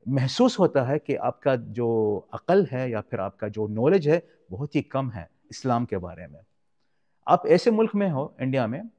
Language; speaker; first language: Urdu; non-native, fluent; Arabic